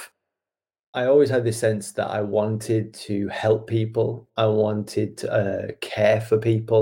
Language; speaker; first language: English; native; English